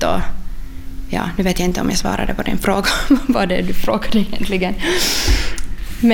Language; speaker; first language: Swedish; non-native, local second language; Finnish